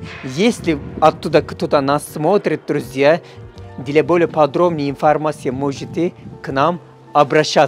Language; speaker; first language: Russian; non-native, learner; Turkish